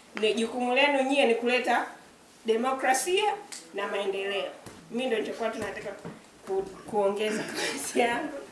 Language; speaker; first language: Swahili; native; Swahili